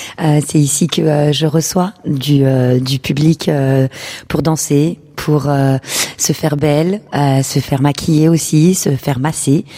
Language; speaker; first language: French; early bilingual, other home language; Urdu